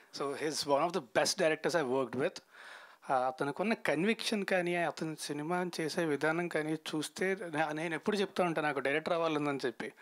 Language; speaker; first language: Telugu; native; Telugu